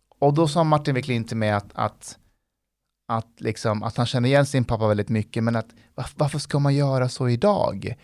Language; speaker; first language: Swedish; early bilingual, other home language; Persian